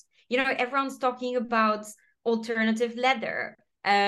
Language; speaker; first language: English; non-native, fluent; Polish